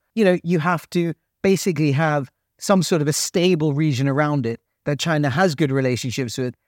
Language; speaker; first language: English; native; English